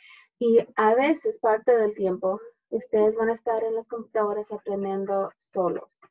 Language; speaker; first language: Spanish; early bilingual, heritage; Spanish